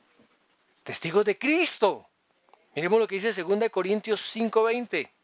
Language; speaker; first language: Spanish; native; Spanish